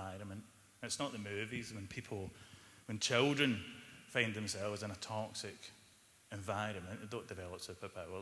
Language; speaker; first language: English; native; English